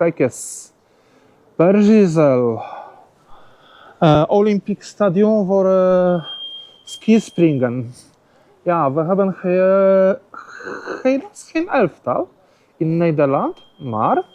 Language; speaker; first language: Dutch; non-native, learner; Polish